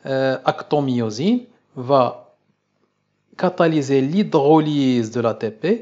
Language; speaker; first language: French; non-native, local second language; Arabic